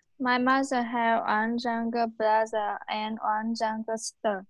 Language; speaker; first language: English; non-native, learner; Vietnamese